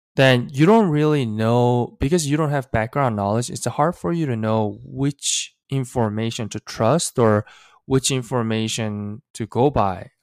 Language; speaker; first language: English; early bilingual, other home language; Korean